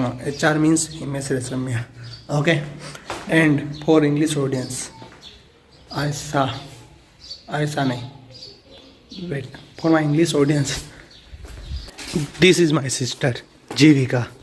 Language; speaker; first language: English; non-native, learner; Hindi